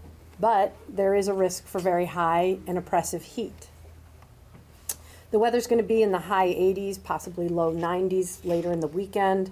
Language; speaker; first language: English; native; English